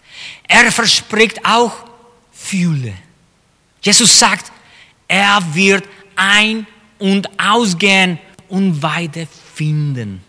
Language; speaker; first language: German; non-native, fluent; Spanish